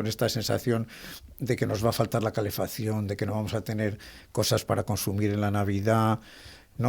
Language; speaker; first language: Spanish; native; Spanish